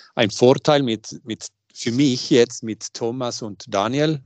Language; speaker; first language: German; non-native, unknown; Swedish